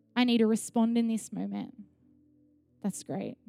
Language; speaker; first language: English; native; English